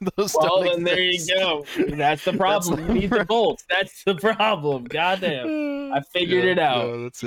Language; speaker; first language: English; native; English